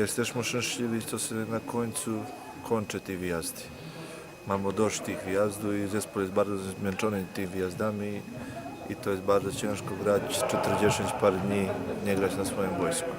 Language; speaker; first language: Polish; non-native, learner; Serbian